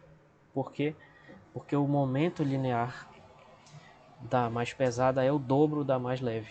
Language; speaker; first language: Portuguese; native; Portuguese